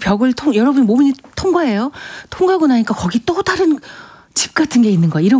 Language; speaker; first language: Korean; native; Korean